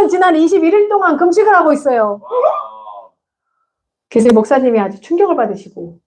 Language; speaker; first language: Korean; native; Korean